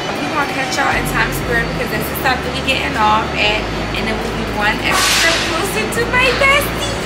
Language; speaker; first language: English; native; English